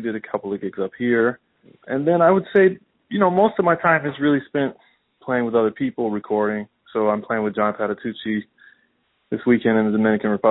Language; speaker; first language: English; native; English